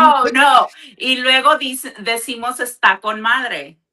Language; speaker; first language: Spanish; early bilingual, heritage; Spanish